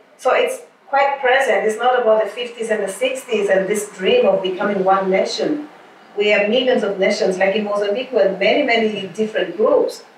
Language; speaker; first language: English; non-native, fluent; Portuguese